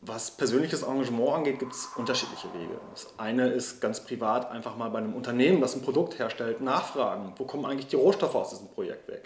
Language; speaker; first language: German; native; German